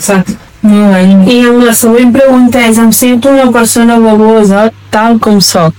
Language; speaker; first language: Catalan; non-native, local second language; Spanish